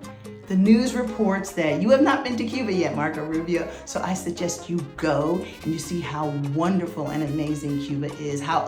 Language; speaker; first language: English; early bilingual, other home language; Spanish